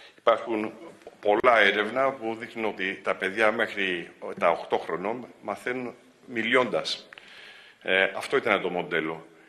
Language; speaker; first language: Greek; early bilingual, heritage; Greek